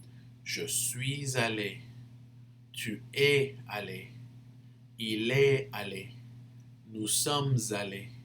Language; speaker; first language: French; non-native, fluent; English